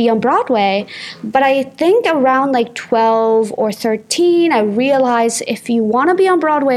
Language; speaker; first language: English; non-native, fluent; Japanese